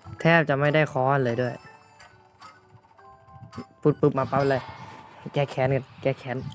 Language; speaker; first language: Thai; native; Thai